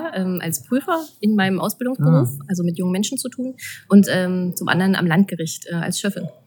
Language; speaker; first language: German; native; German